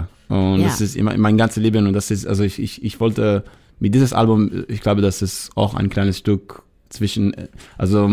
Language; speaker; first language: German; non-native, learner; Hebrew